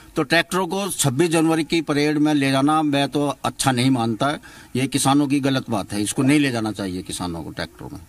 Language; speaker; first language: Hindi; native; Hindi